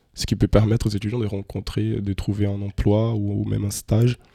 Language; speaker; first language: French; non-native, fluent; Portuguese